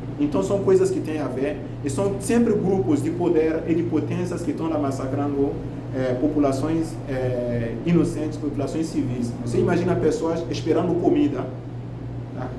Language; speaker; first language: Portuguese; non-native, fluent; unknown